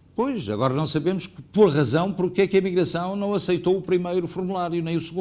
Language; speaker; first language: Portuguese; native; Portuguese